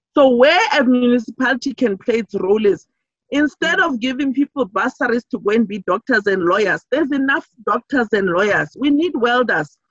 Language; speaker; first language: English; non-native, local second language; Southern Sotho